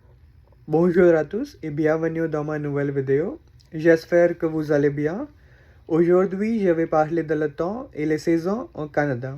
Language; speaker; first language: French; non-native, learner; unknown